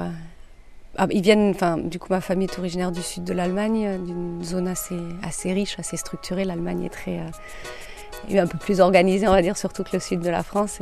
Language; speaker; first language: French; native; French